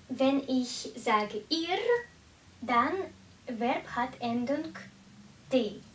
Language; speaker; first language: German; non-native, fluent; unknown